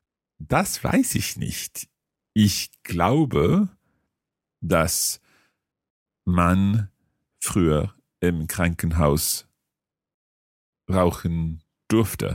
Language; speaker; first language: German; non-native, learner; English